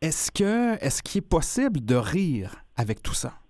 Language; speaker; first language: French; native; French